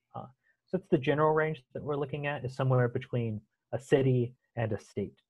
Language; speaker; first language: English; native; English